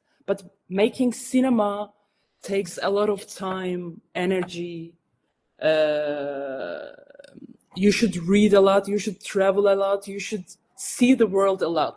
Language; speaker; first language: English; non-native, fluent; Turkish